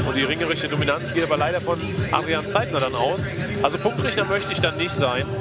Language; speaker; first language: German; native; German